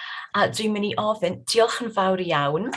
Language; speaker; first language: Welsh; native; Welsh